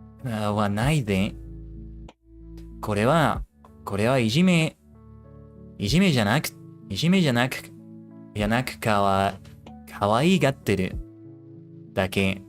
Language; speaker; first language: Japanese; non-native, learner; English